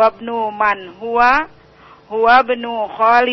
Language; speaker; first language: Arabic; non-native, learner; Indonesian